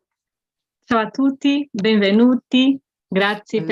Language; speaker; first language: Italian; non-native, fluent; Portuguese